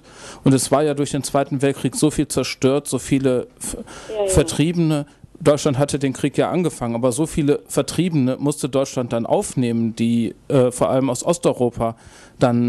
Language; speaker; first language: German; native; German